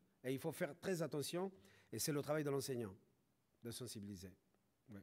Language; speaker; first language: French; non-native, fluent; Spanish